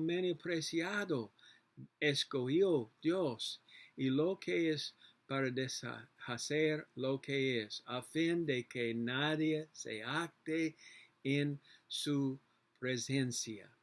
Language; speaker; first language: Spanish; non-native, learner; English